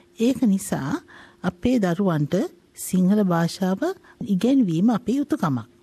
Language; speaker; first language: Sinhala; native; Sinhala